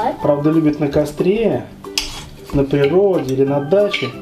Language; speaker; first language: Russian; native; Russian